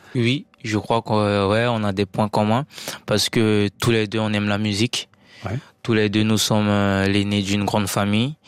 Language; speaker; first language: French; non-native, local second language; Sango